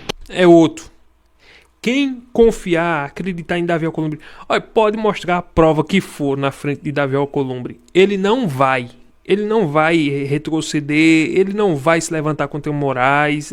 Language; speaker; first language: Portuguese; native; Portuguese